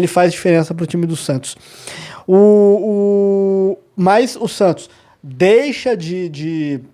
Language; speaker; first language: Portuguese; native; Portuguese